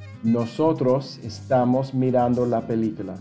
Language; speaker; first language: Spanish; non-native, fluent; English